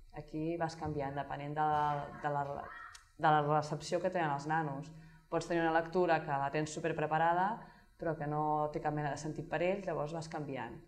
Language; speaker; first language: Catalan; native; Catalan